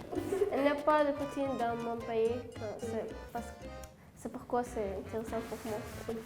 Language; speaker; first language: French; non-native, learner; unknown